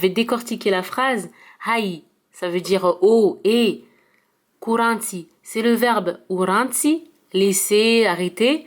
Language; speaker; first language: French; early bilingual, heritage; French